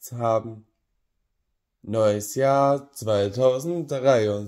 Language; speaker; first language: German; non-native, learner; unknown